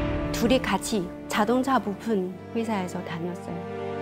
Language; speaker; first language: Korean; non-native, learner; Chinese